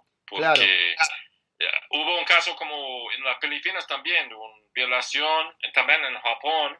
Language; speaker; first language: Spanish; non-native, fluent; English